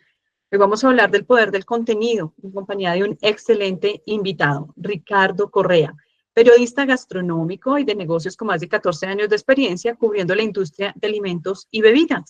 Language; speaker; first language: Spanish; native; Spanish